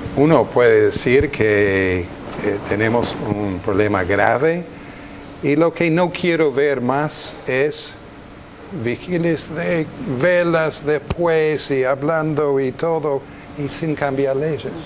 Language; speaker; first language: Spanish; non-native, fluent; English